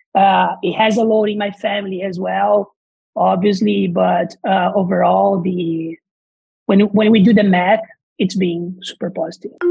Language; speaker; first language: English; non-native, fluent; Portuguese